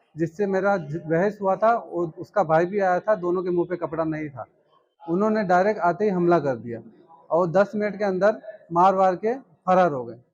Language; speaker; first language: Hindi; native; Hindi